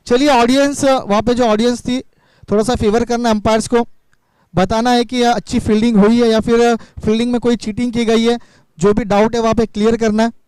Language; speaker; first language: Hindi; non-native, local second language; Marathi